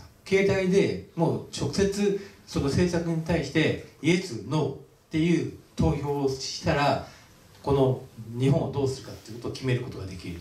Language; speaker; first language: Japanese; native; Japanese